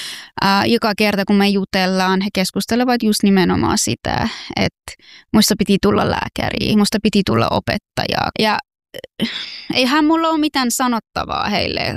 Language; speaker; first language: Finnish; early bilingual, other home language; Persian